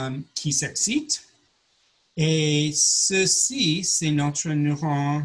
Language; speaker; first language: French; non-native, learner; English